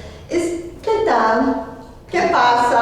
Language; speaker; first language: Spanish; non-native, learner; English